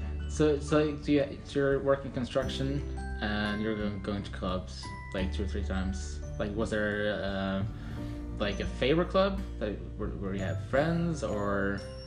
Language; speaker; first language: English; non-native, fluent; Norwegian